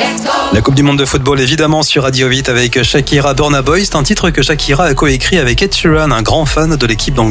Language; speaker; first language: French; native; French